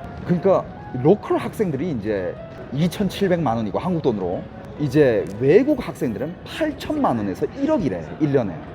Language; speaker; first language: Korean; native; Korean